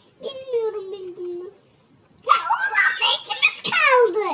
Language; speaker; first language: Turkish; native; Turkish